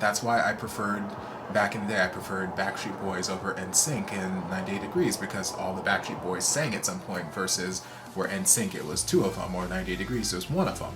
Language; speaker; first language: English; native; English